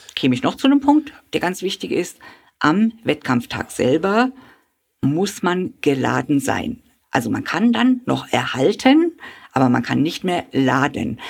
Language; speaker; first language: German; native; German